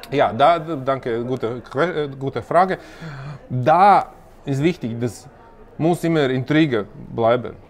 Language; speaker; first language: German; non-native, learner; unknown